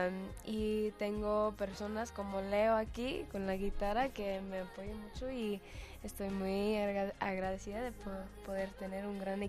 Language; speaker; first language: Spanish; early bilingual, heritage; Spanish